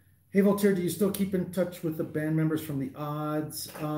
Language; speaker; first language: English; native; English